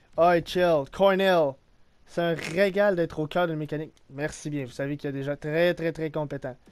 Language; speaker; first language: French; native; French